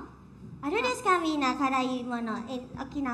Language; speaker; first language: Japanese; non-native, learner; Indonesian